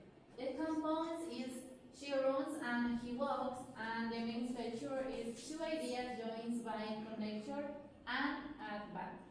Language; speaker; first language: English; non-native, learner; Spanish